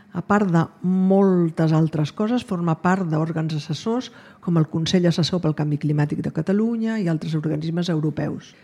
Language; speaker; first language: Catalan; native; Catalan